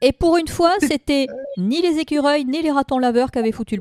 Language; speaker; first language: French; native; French